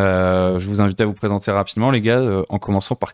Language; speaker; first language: French; native; French